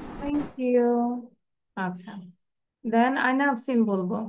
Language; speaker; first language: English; non-native, fluent; Bangla